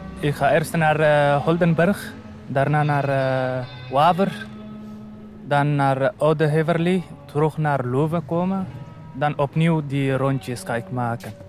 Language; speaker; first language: Dutch; non-native, learner; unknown